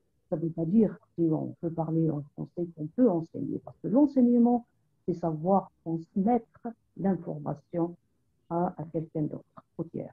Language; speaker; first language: French; non-native, local second language; Arabic